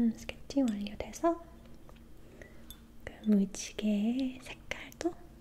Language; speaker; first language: Korean; non-native, learner; English